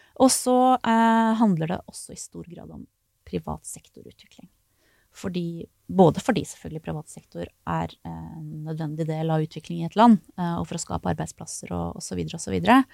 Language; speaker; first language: Norwegian; native; Norwegian